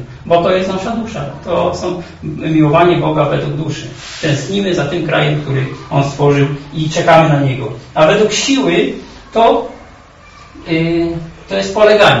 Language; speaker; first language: Polish; native; Polish